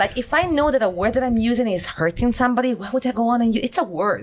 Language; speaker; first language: English; non-native, fluent; Italian